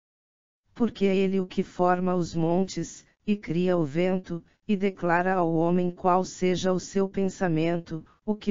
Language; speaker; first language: Portuguese; native; Portuguese